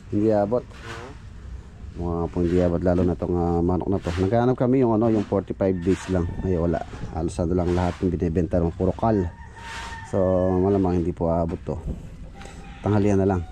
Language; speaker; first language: Filipino; native; Filipino